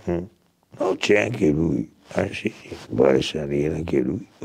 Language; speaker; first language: Italian; native; Italian